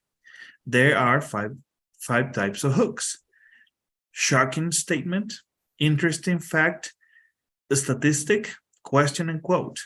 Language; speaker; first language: English; non-native, fluent; Spanish